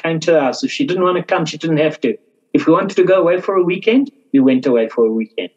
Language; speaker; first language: English; native; English